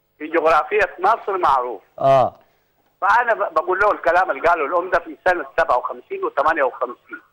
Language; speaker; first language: Egyptian Arabic; non-native, local second language; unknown